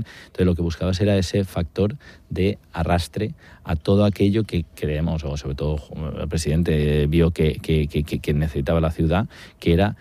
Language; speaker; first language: Spanish; native; Spanish